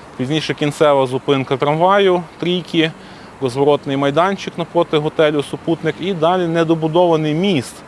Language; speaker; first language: Ukrainian; native; Ukrainian